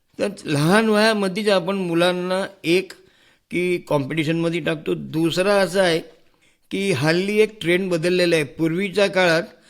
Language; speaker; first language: Marathi; non-native, local second language; Hindi